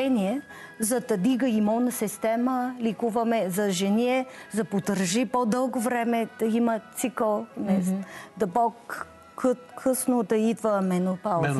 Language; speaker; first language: Bulgarian; non-native, learner; Chinese